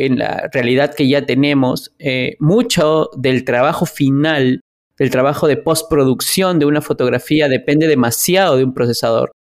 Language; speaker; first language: Spanish; native; Spanish